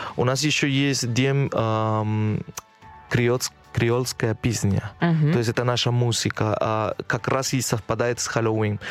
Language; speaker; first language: Russian; non-native, fluent; Spanish